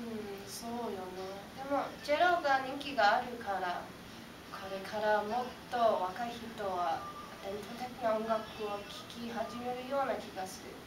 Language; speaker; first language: Japanese; non-native, learner; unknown